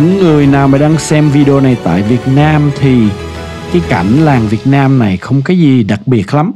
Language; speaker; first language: Vietnamese; early bilingual, heritage; Vietnamese